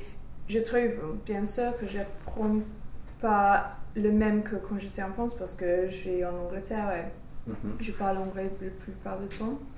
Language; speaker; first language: French; non-native, fluent; English